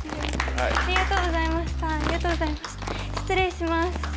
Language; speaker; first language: Japanese; non-native, fluent; English